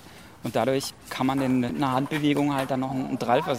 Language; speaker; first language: German; native; German